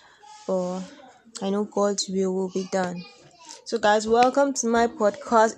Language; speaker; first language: English; non-native, local second language; Yoruba